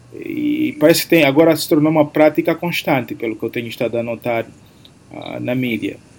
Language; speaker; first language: Portuguese; native; Portuguese